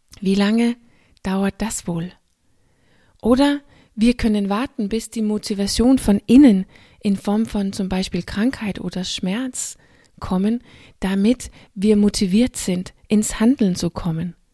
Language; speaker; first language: German; non-native, fluent; Danish